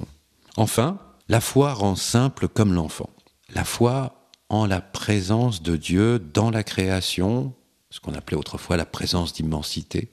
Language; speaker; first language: French; native; French